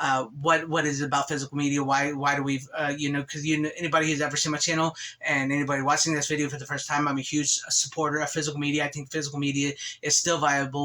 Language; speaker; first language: English; native; English